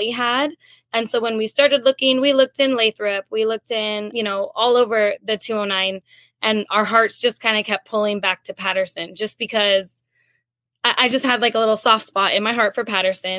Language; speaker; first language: English; native; English